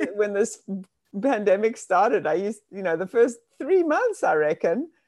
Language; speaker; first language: English; native; English